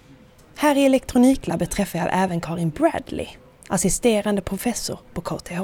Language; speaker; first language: Swedish; native; Swedish